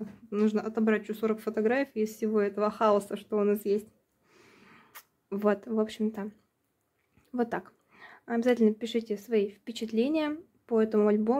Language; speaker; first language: Russian; native; Russian